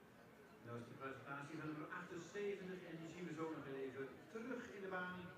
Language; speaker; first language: Dutch; native; Dutch